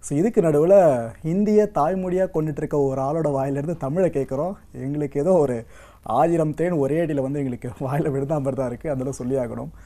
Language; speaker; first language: Tamil; native; Tamil